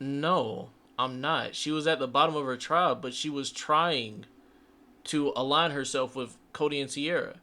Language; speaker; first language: English; native; English